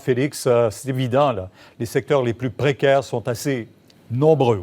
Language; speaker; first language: French; native; French